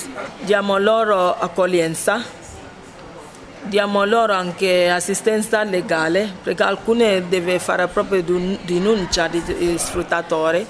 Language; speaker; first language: Italian; non-native, fluent; Ibibio